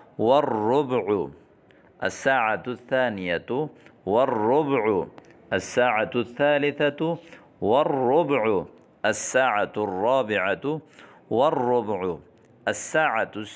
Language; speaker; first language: Arabic; non-native, fluent; Urdu